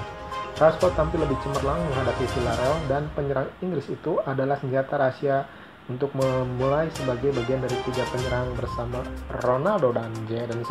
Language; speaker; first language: Indonesian; native; Indonesian